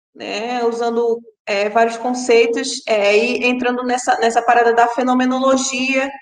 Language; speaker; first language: Portuguese; native; Portuguese